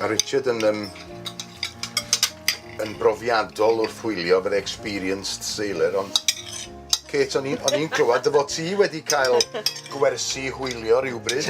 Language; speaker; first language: Welsh; native; Welsh